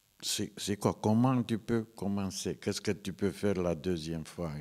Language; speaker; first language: French; non-native, fluent; Romanian